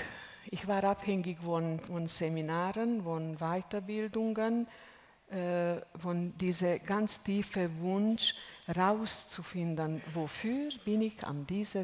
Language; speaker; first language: German; non-native, fluent; Hungarian